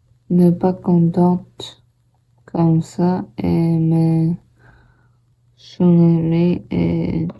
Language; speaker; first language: French; non-native, learner; Portuguese